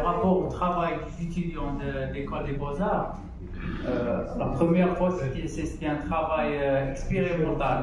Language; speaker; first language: French; non-native, local second language; Arabic